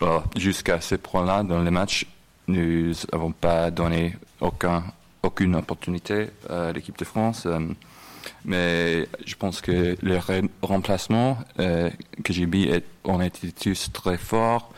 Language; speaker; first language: French; non-native, fluent; English